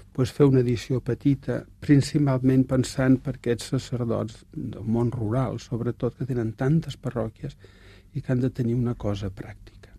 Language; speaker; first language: Catalan; native; Catalan